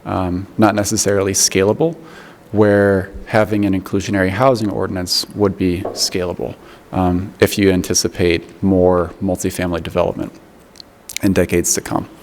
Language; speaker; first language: English; native; English